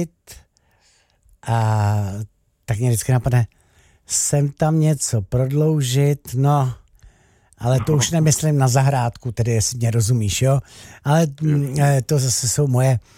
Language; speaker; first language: Czech; native; Czech